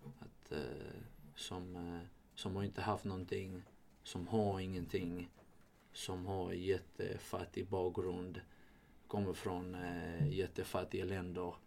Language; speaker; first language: Swedish; non-native, fluent; Georgian